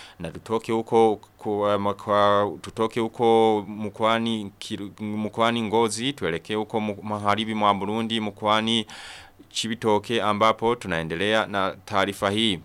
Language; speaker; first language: Swahili; non-native, local second language; Rundi